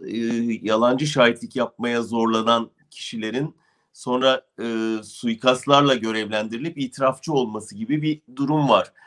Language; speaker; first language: Turkish; native; Turkish